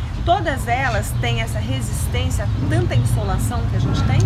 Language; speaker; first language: Portuguese; native; Portuguese